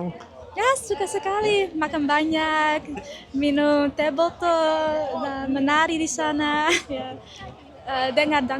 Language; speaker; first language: Indonesian; early bilingual, heritage; Indonesian